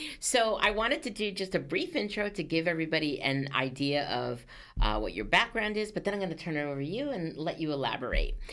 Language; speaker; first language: English; native; English